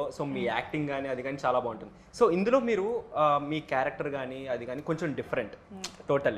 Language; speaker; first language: Telugu; native; Telugu